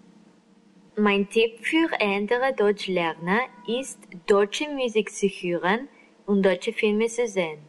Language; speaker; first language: German; non-native, learner; Spanish